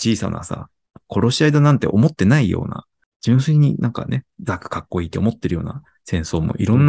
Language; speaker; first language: Japanese; native; Japanese